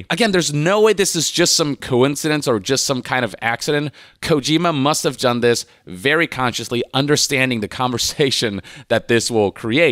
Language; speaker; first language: English; native; English